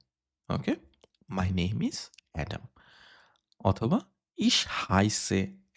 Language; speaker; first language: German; non-native, fluent; Bangla